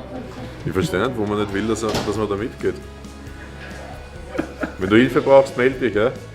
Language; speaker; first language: German; native; German